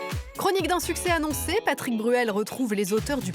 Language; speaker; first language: French; native; French